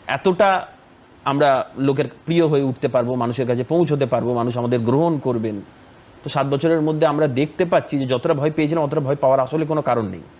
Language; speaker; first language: Bangla; native; Bangla